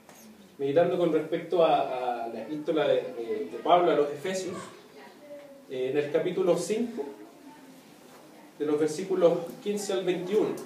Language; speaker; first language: Spanish; native; Spanish